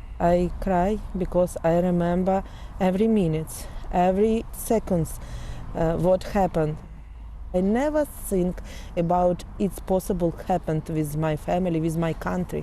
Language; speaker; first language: English; non-native, learner; Ukrainian